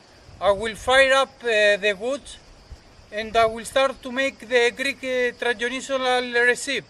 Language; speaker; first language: English; non-native, learner; Greek